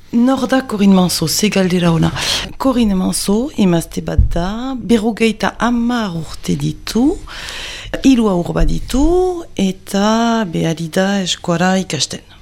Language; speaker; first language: Basque; non-native, local second language; French